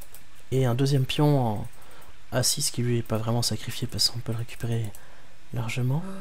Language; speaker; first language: French; native; French